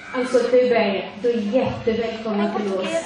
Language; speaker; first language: Swedish; non-native, learner; Portuguese